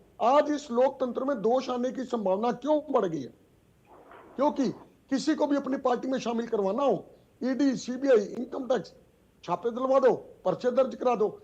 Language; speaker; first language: Hindi; native; Hindi